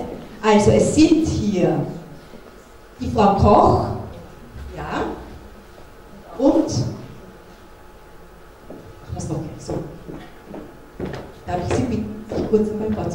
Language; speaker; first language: German; native; German